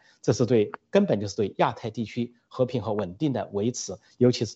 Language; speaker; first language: Chinese; native; Chinese